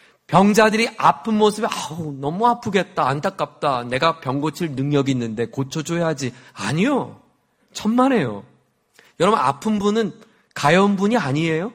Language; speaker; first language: Korean; native; Korean